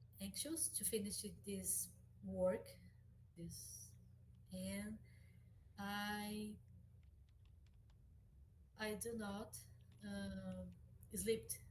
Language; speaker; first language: English; non-native, learner; Portuguese